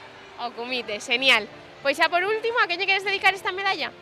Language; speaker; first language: Galician; native; Galician